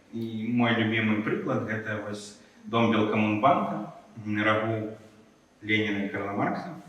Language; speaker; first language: Belarusian; non-native, local second language; Russian